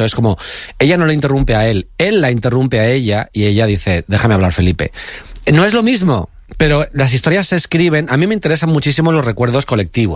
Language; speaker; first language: Spanish; native; Spanish